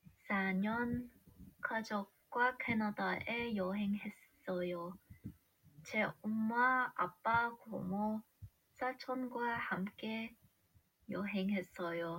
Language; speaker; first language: Korean; non-native, learner; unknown